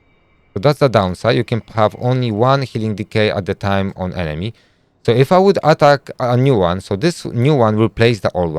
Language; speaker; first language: English; non-native, fluent; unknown